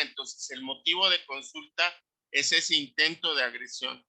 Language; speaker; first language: Spanish; native; Spanish